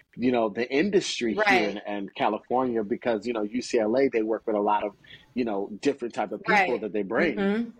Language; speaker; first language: English; native; English